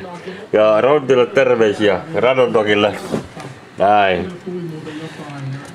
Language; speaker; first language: Finnish; native; Finnish